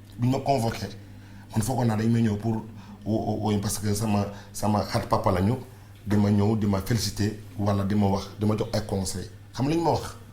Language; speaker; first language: Wolof; non-native, local second language; Mandingo